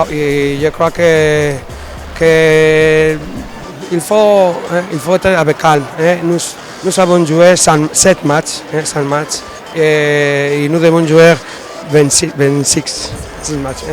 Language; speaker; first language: French; non-native, fluent; Spanish